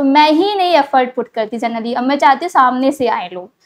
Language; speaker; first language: Hindi; native; Hindi